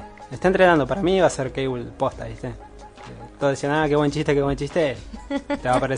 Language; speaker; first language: Spanish; native; Spanish